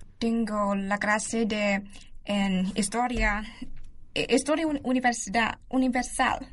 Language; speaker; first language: Spanish; non-native, learner; Chinese